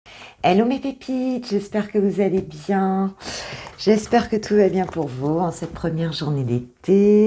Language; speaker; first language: French; native; French